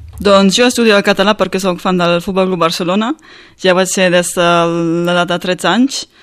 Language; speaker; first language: Catalan; non-native, fluent; German